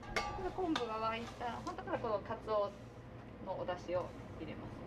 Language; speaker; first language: Japanese; native; Japanese